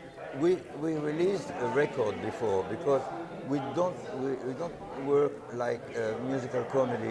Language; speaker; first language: English; non-native, fluent; Italian